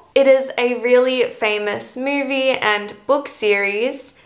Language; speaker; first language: English; native; English